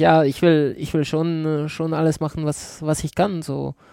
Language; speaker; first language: German; non-native, learner; Czech